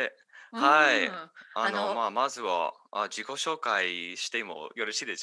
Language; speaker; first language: Japanese; non-native, fluent; English